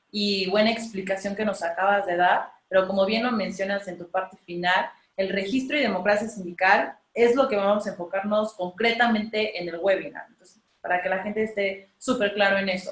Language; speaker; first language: Spanish; native; Spanish